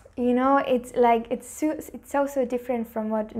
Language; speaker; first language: English; non-native, fluent; German